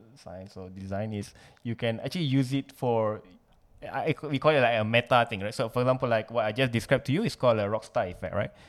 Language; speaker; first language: English; non-native, local second language; Malay